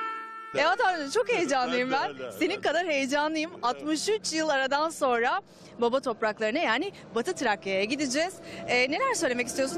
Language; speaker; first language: Turkish; native; Turkish